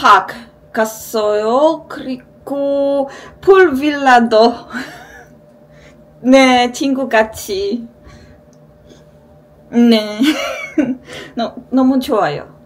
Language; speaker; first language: Korean; non-native, learner; Polish